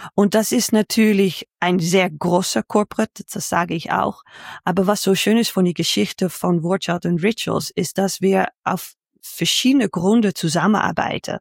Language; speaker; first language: German; non-native, learner; Dutch